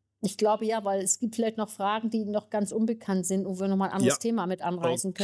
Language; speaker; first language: German; native; German